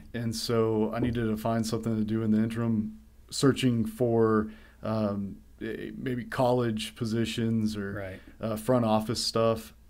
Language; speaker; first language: English; native; English